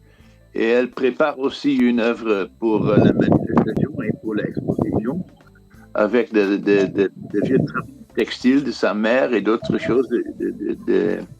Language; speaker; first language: French; non-native, fluent; Dutch